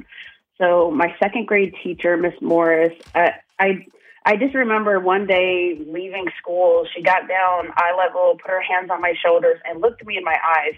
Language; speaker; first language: English; native; English